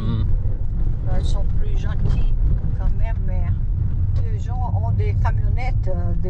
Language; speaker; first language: French; non-native, fluent; Portuguese